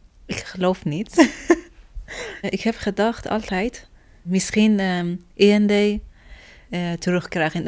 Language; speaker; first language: Dutch; non-native, learner; Persian